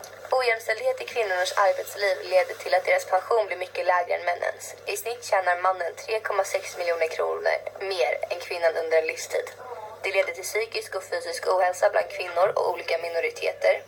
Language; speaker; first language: Swedish; native; Swedish